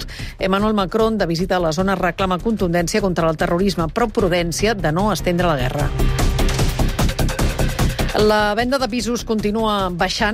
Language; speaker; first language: Catalan; native; Catalan